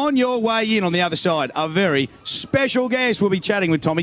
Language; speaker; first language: English; native; English